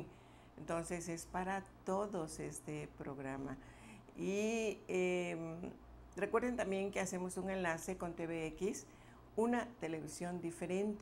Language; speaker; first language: Spanish; native; Spanish